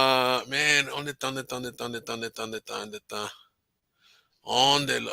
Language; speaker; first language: Spanish; native; Spanish